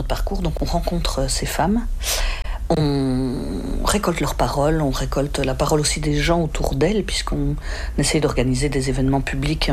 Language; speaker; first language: French; native; French